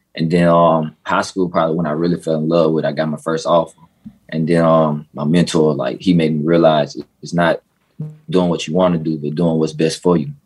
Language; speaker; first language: English; native; English